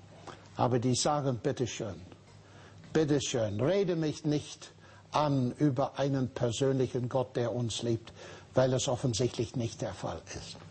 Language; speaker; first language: German; non-native, fluent; English